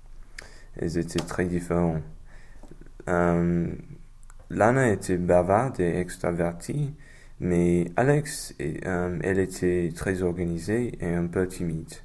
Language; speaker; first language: French; non-native, learner; English